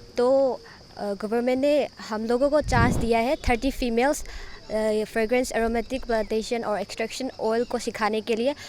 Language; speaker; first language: Hindi; non-native, local second language; Manipuri